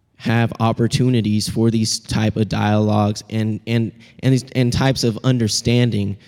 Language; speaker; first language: English; native; English